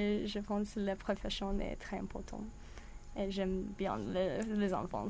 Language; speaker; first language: French; non-native, learner; English